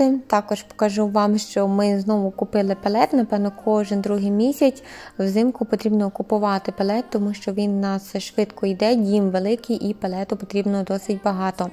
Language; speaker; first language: Ukrainian; native; Ukrainian